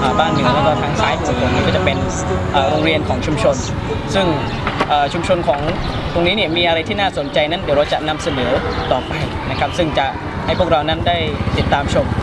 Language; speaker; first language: Thai; native; Thai